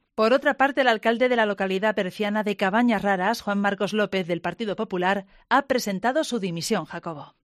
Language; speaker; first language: Spanish; native; Spanish